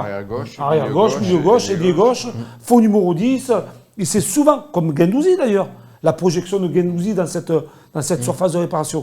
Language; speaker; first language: French; native; French